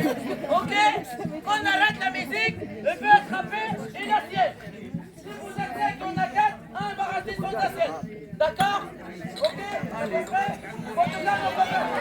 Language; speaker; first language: French; non-native, local second language; Arabic